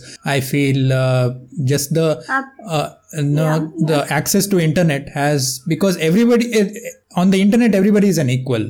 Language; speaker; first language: English; non-native, local second language; Kannada